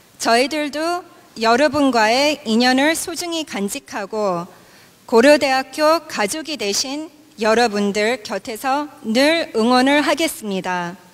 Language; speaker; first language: Korean; native; Korean